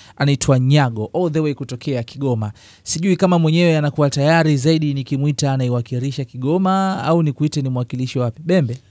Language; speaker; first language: Swahili; native; Swahili